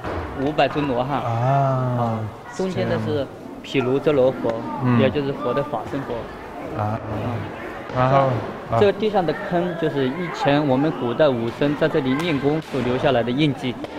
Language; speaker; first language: Chinese; native; Chinese